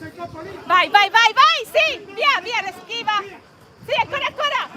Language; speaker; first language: Italian; native; Italian